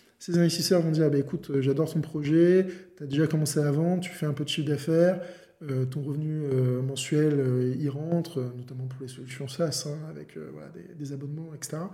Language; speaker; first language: French; native; French